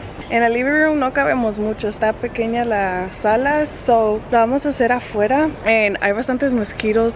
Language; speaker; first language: Spanish; early bilingual, heritage; Spanish